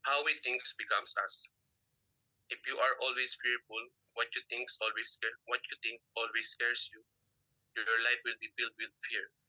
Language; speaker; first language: English; non-native, local second language; Filipino